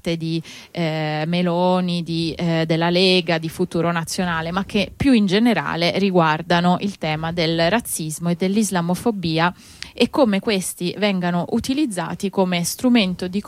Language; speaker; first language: Italian; native; Italian